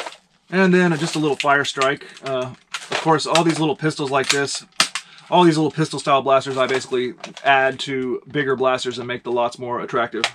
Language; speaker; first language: English; native; English